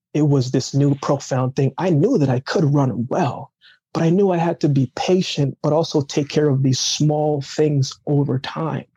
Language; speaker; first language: English; early bilingual, other home language; Jamaican Creole English